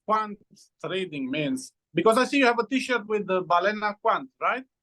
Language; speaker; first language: English; non-native, fluent; Romanian